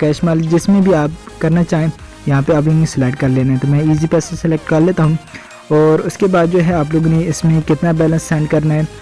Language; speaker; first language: Urdu; non-native, local second language; Punjabi